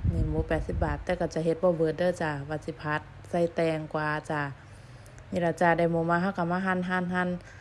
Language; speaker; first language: Thai; native; Thai